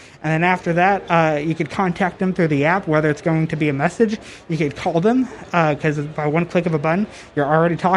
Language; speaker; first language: English; native; English